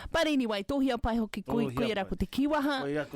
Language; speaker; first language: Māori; non-native, local second language; English